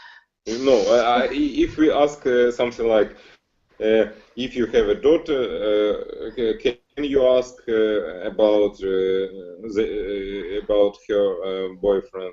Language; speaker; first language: English; non-native, learner; Russian